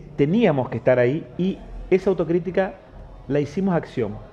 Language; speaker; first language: Spanish; native; Spanish